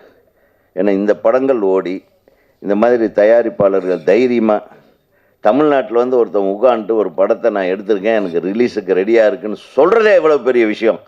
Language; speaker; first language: Tamil; native; Tamil